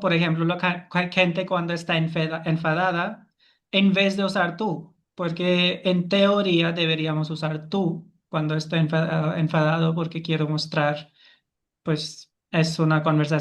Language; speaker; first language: Spanish; non-native, fluent; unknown